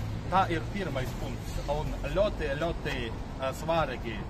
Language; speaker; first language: Latvian; non-native, fluent; Russian